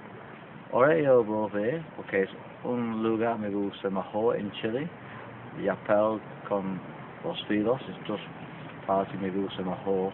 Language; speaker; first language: Spanish; non-native, learner; English